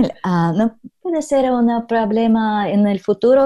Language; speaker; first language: Spanish; non-native, learner; Russian